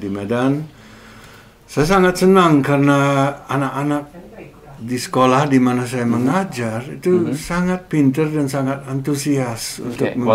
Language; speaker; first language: Indonesian; non-native, fluent; English